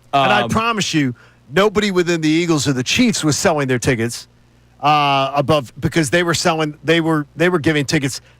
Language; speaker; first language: English; native; English